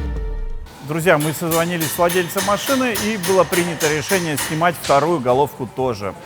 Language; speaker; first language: Russian; native; Russian